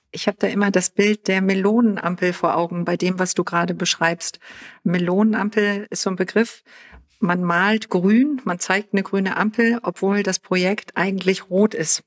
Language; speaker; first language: German; native; German